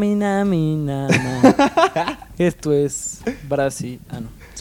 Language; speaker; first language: Spanish; native; Spanish